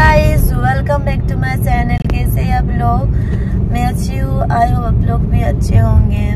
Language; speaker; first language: Hindi; non-native, local second language; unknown